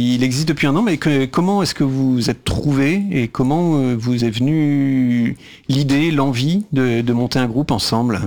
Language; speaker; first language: French; native; French